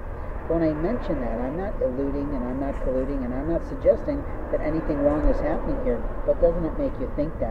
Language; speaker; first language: English; native; English